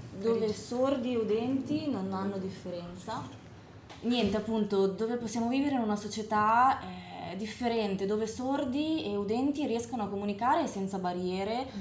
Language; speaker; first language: Italian; native; Italian